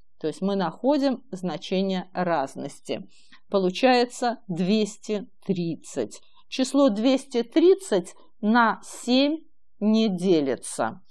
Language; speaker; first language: Russian; native; Russian